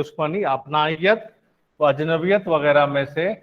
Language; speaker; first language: Urdu; native; Urdu